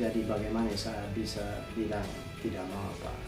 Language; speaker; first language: Indonesian; non-native, fluent; English